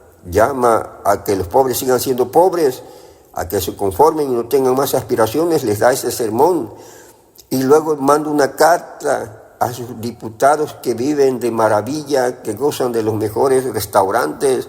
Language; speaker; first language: Spanish; native; Spanish